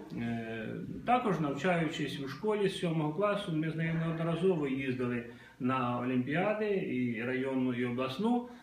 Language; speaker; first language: Ukrainian; native; Ukrainian